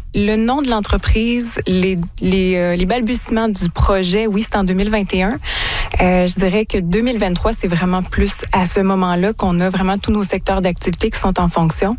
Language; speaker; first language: French; native; French